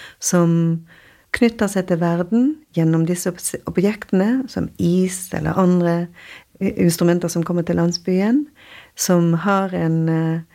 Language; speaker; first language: Norwegian; non-native, fluent; Spanish